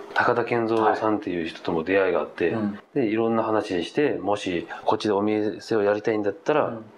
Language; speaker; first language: Japanese; native; Japanese